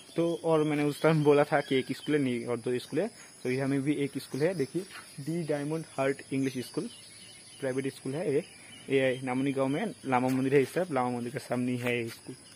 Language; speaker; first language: Hindi; non-native, local second language; Bangla